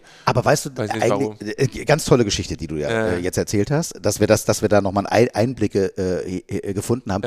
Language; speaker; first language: German; native; German